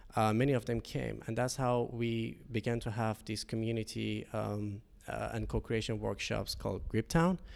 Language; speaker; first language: English; non-native, fluent; Persian